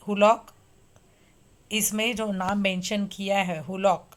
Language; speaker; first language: Hindi; non-native, local second language; Marathi